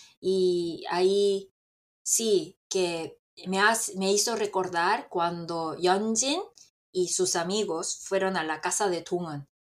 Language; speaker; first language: Spanish; non-native, fluent; Korean